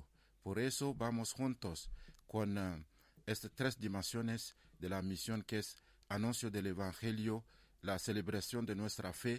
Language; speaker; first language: Spanish; non-native, fluent; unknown